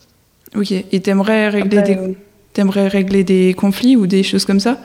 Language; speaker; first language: French; native; French